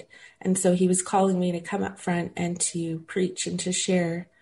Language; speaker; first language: English; native; English